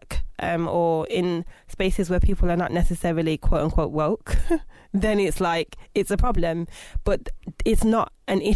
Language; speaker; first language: English; native; English